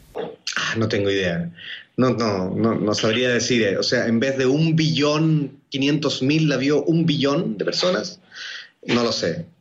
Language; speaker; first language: Spanish; native; Spanish